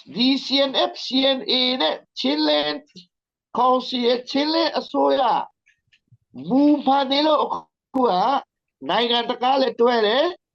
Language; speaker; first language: Burmese; non-native, local second language; Tedim Chin